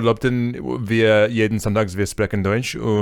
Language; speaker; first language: German; non-native, learner; English